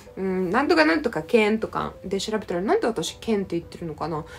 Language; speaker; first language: Japanese; non-native, fluent; Russian